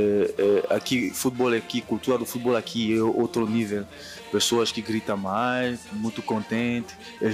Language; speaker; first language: Portuguese; non-native, learner; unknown